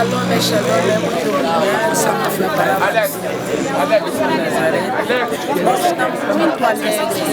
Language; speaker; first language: Portuguese; non-native, local second language; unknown